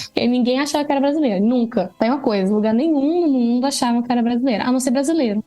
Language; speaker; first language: Portuguese; native; Portuguese